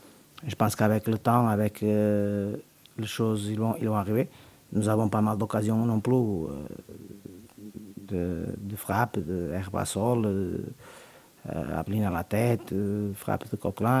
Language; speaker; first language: French; non-native, learner; Portuguese